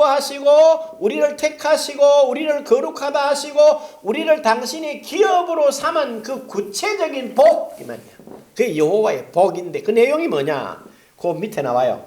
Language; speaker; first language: Korean; native; Korean